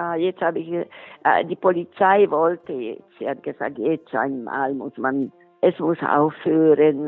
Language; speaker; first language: German; non-native, local second language; Italian